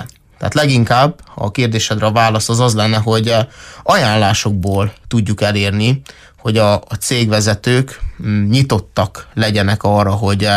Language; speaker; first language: Hungarian; native; Hungarian